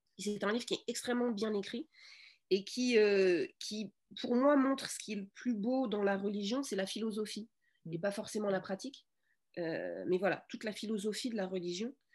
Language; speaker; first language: French; native; French